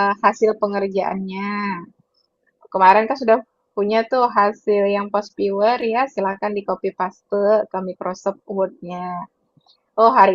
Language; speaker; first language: Indonesian; native; Indonesian